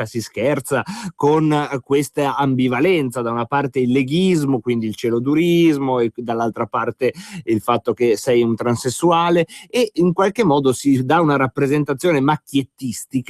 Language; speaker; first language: Italian; native; Italian